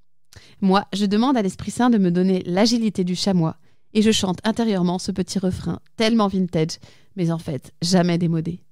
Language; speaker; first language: French; native; French